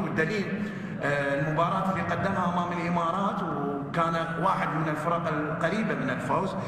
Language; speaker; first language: Arabic; native; Arabic